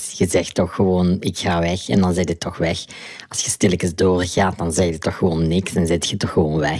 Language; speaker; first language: Dutch; native; Dutch